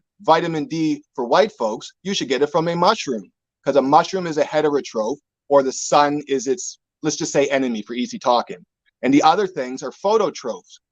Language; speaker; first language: English; native; English